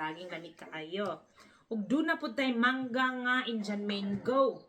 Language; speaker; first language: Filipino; non-native, local second language; Cebuano